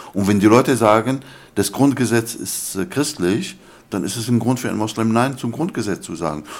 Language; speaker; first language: German; non-native, fluent; Arabic